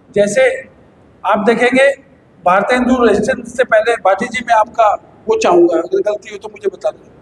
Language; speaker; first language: Hindi; native; Hindi